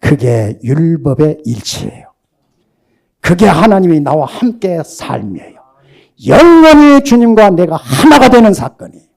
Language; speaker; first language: Korean; native; Korean